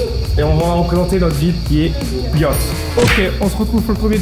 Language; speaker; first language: French; native; French